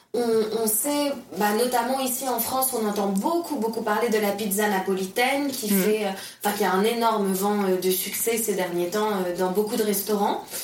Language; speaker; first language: French; native; French